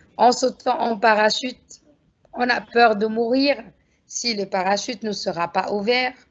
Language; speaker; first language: French; non-native, fluent; Arabic